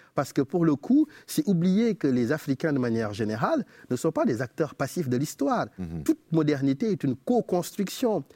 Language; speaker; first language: French; non-native, local second language; Wolof